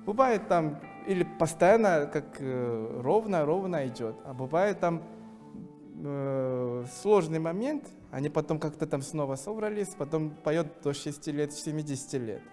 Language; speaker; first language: Russian; non-native, fluent; Korean